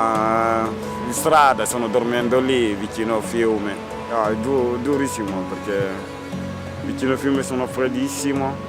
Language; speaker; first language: Italian; non-native, learner; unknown